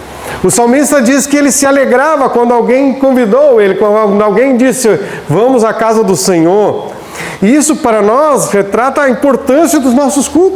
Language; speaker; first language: Portuguese; native; Portuguese